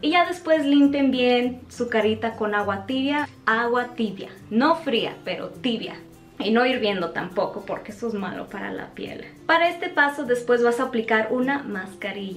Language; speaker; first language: Spanish; native; Spanish